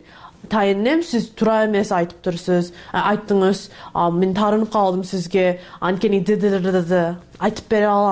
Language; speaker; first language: Kyrgyz; non-native, learner; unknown